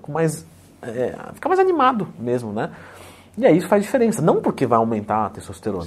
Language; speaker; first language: Portuguese; native; Portuguese